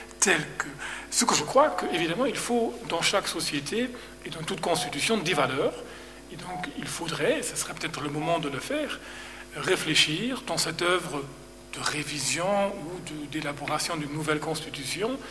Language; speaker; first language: French; non-native, fluent; German